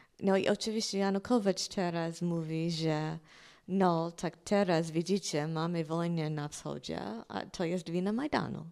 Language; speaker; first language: Polish; non-native, fluent; English